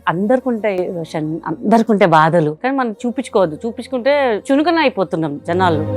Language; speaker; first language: Telugu; non-native, local second language; Hindi